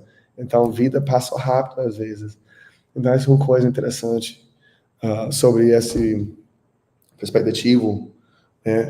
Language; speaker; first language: Portuguese; non-native, learner; English